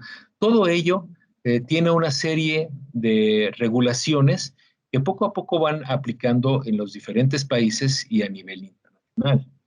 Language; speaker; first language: Spanish; native; Spanish